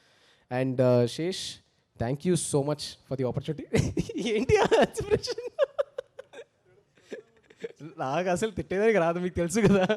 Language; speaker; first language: Telugu; early bilingual, heritage; Telugu